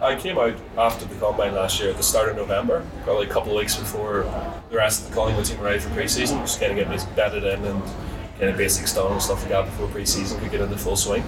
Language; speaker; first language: English; native; English